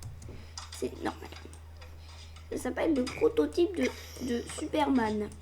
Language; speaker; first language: French; native; French